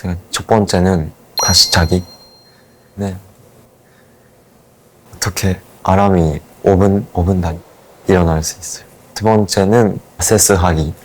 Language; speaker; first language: Korean; non-native, fluent; Japanese